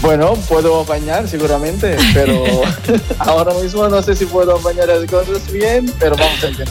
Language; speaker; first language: Spanish; non-native, fluent; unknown